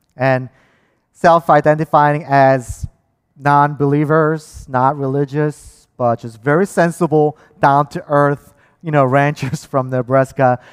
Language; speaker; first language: English; early bilingual, other home language; Korean